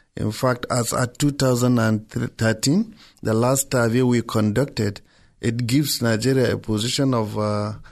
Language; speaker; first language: English; non-native, local second language; Hausa